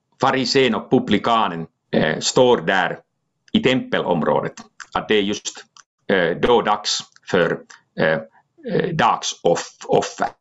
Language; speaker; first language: Swedish; non-native, local second language; Finnish